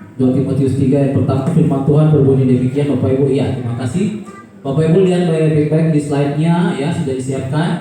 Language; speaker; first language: Indonesian; native; Indonesian